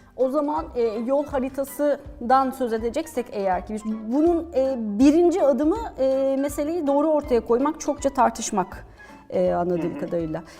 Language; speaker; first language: Turkish; native; Turkish